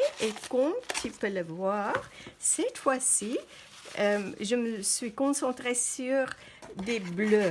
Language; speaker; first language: French; non-native, fluent; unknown